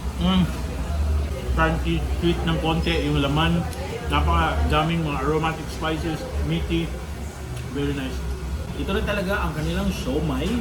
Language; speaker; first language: Filipino; native; Filipino